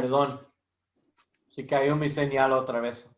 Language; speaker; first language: Spanish; non-native, learner; English